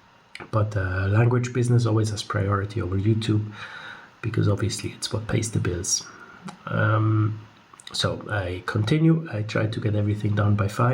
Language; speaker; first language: English; non-native, fluent; German